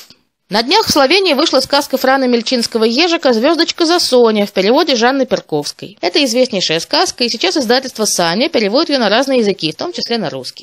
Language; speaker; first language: Russian; native; Russian